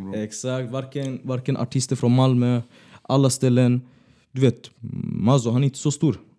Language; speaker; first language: Swedish; native; Swedish